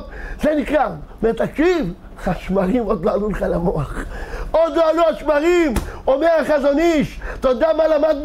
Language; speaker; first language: Hebrew; native; Hebrew